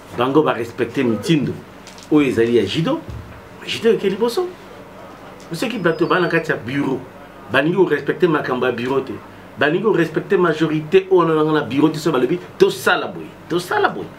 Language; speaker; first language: Lingala; native; Lingala